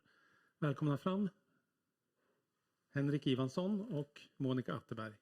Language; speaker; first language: Swedish; native; Swedish